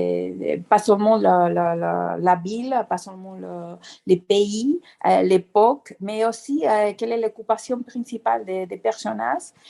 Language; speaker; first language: French; non-native, fluent; Spanish